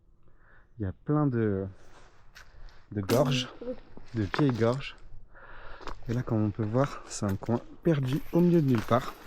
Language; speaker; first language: French; native; French